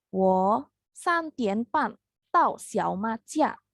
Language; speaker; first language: Chinese; non-native, fluent; Indonesian